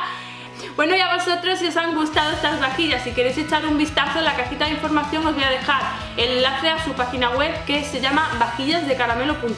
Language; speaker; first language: Spanish; native; Spanish